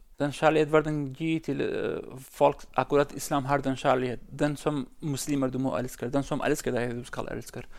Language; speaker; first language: Norwegian; non-native, learner; Central Kurdish